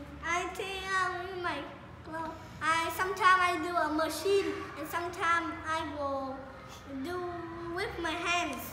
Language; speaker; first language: English; non-native, learner; Vietnamese